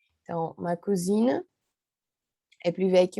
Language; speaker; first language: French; non-native, learner; Portuguese